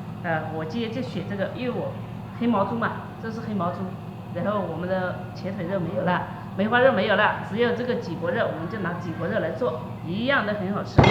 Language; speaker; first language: Chinese; native; Chinese